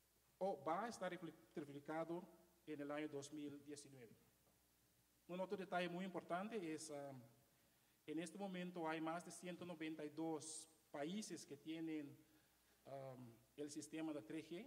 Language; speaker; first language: Spanish; non-native, fluent; Papiamento